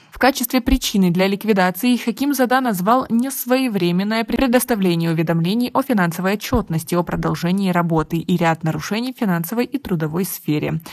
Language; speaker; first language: Russian; non-native, local second language; Tajik